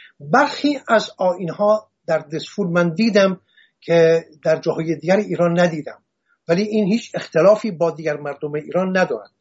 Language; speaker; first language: Persian; non-native, local second language; Assyrian Neo-Aramaic